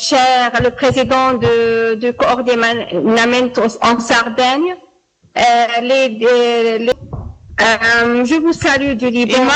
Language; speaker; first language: French; non-native, local second language; Arabic